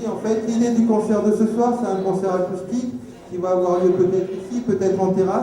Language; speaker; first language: French; native; French